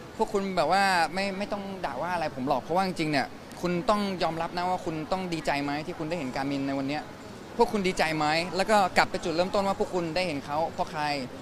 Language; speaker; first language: Thai; native; Thai